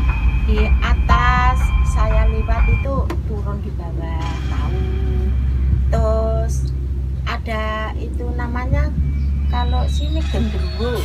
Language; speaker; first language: Indonesian; non-native, local second language; Javanese